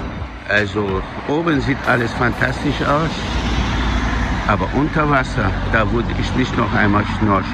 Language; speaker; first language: German; non-native, fluent; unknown